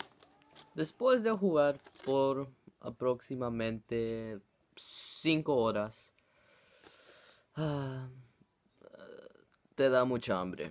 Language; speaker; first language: Spanish; non-native, learner; English